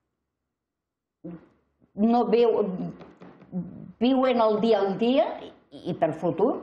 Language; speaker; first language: Catalan; native; Catalan